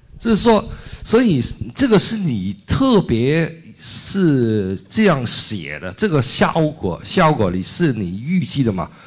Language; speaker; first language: Chinese; non-native, local second language; Cantonese